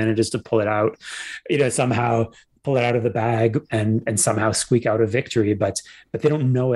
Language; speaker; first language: English; native; English